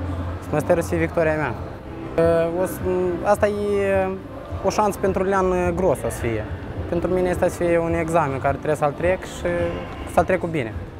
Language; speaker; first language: Romanian; non-native, local second language; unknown